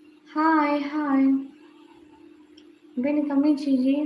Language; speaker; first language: English; non-native, learner; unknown